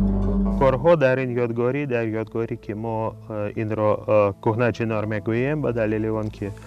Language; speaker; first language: Persian; non-native, fluent; Russian